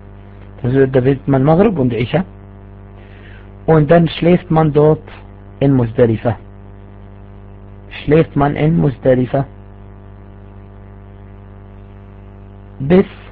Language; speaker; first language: German; non-native, fluent; Arabic